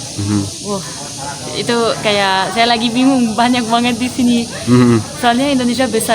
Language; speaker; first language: Indonesian; non-native, fluent; French